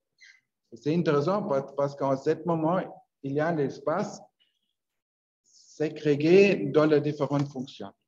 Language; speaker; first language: French; non-native, learner; Spanish